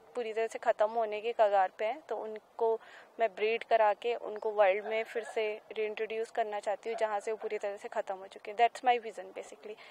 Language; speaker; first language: Hindi; native; Hindi